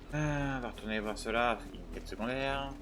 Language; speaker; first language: French; native; French